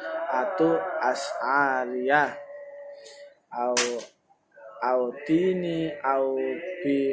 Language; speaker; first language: Arabic; non-native, learner; Indonesian